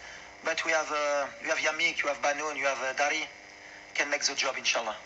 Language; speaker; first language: English; non-native, learner; French